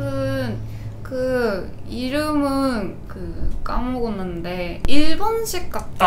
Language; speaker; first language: Korean; non-native, fluent; Japanese